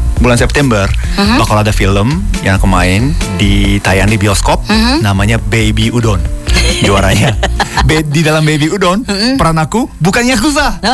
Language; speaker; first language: Indonesian; non-native, fluent; Japanese